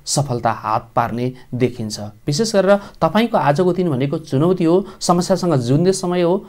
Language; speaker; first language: Nepali; native; Nepali